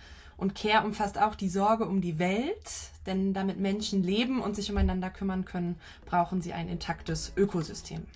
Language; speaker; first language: German; native; German